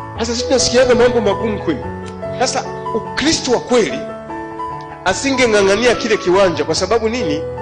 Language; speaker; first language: Swahili; native; Swahili